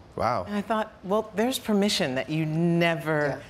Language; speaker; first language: English; native; English